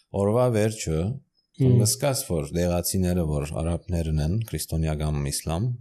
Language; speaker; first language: Armenian; early bilingual, heritage; Armenian